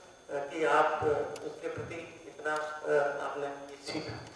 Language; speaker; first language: Hindi; native; Hindi